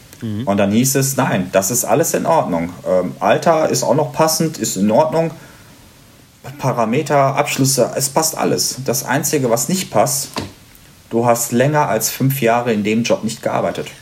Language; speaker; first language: German; native; German